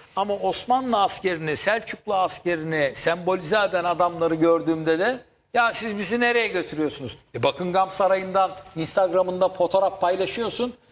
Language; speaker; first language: Turkish; native; Turkish